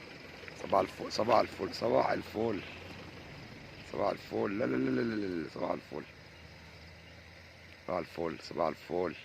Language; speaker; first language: Arabic; native; Arabic